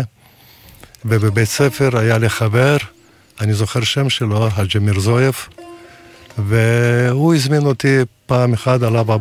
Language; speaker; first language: Hebrew; non-native, fluent; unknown